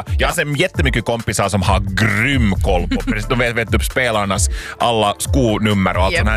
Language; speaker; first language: Swedish; native; Swedish